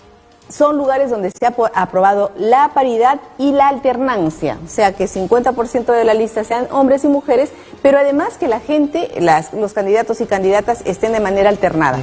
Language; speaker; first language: Spanish; native; Spanish